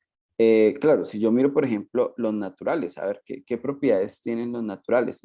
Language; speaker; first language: Spanish; native; Spanish